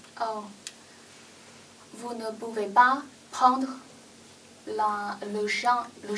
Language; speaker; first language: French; non-native, learner; Chinese